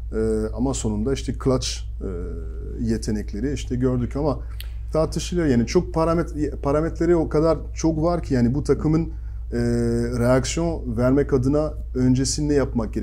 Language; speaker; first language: Turkish; non-native, fluent; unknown